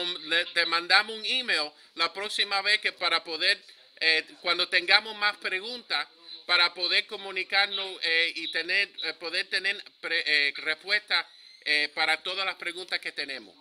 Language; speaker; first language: Spanish; early bilingual, heritage; Spanish